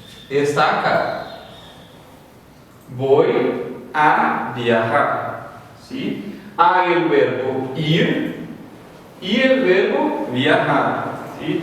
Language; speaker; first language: Spanish; non-native, fluent; Portuguese